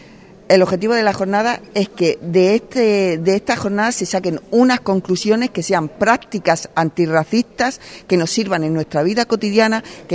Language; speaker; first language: Spanish; native; Spanish